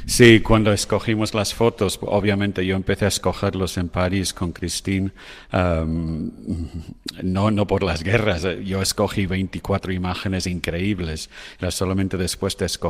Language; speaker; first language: Spanish; non-native, fluent; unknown